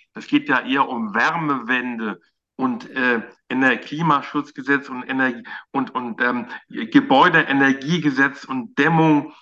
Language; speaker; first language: German; native; German